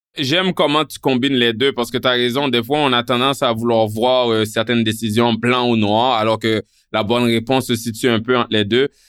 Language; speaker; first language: French; non-native, local second language; Haitian Creole